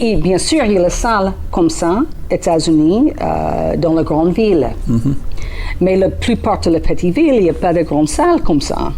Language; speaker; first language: French; non-native, learner; English